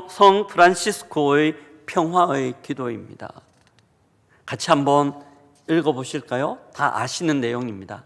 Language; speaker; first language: Korean; native; Korean